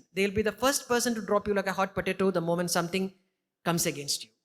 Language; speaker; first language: English; non-native, local second language; Malayalam